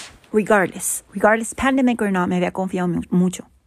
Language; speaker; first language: Spanish; early bilingual, heritage; Spanish